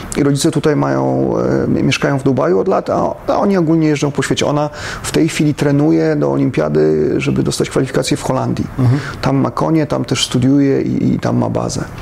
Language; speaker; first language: Polish; native; Polish